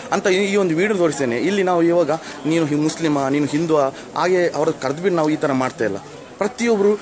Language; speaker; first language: Kannada; non-native, local second language; Tulu